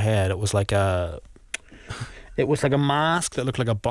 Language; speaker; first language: English; native; English